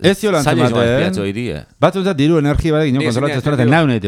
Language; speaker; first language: Basque; native; Basque